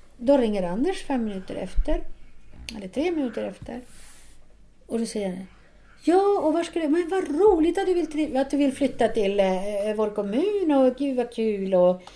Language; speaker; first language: Swedish; non-native, fluent; Spanish